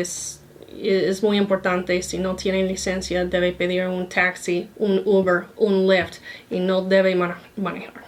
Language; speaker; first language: Spanish; non-native, fluent; English